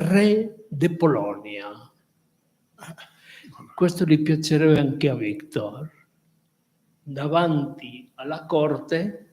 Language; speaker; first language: Italian; non-native, fluent; Spanish